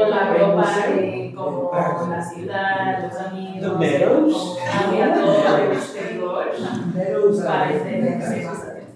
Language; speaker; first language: Spanish; non-native, learner; English